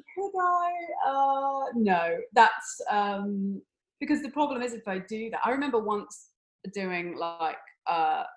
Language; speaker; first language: English; native; English